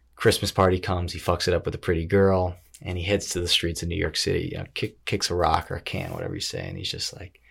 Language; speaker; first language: English; native; English